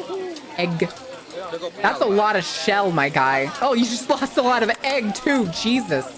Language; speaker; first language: English; native; English